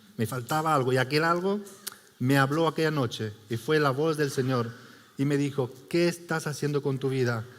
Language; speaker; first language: Spanish; non-native, fluent; Romanian